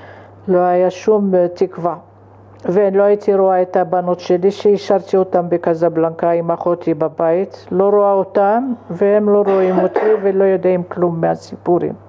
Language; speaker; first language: Hebrew; non-native, fluent; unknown